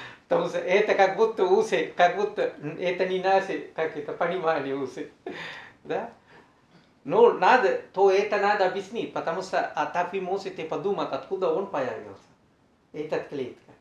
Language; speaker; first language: Russian; non-native, learner; Sinhala